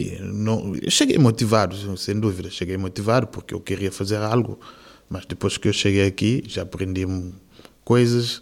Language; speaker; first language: Portuguese; non-native, local second language; Kabuverdianu